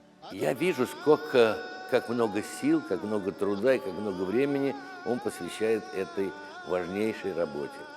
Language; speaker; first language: Russian; native; Russian